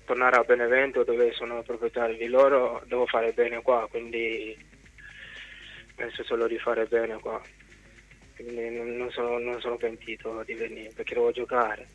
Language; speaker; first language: Italian; non-native, fluent; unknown